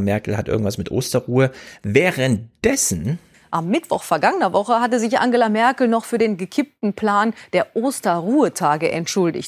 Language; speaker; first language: German; native; German